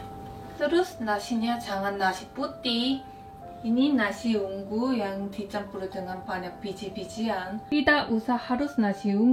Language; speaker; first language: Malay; non-native, fluent; Korean